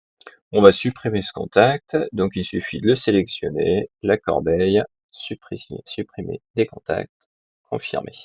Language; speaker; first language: French; native; French